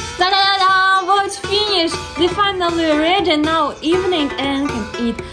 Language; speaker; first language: English; non-native, learner; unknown